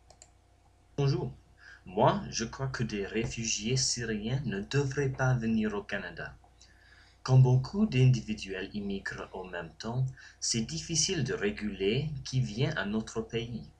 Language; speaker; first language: French; non-native, learner; English